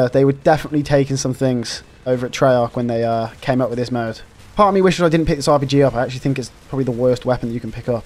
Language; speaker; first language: English; native; English